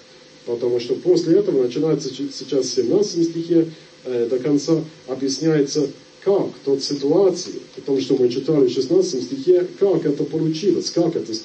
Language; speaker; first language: Russian; non-native, fluent; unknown